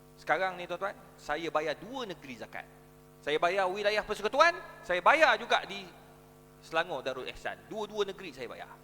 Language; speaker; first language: Malay; native; Malay